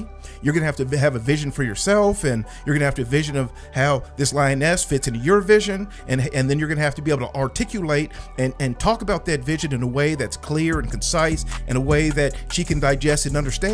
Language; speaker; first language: English; native; English